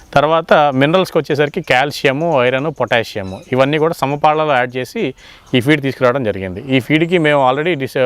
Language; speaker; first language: Telugu; native; Telugu